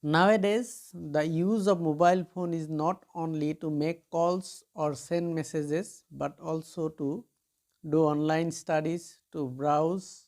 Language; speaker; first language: English; non-native, local second language; Assamese